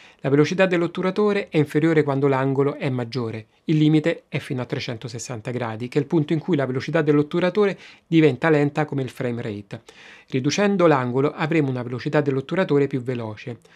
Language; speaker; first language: Italian; native; Italian